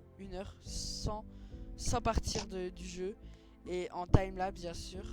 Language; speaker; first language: French; native; French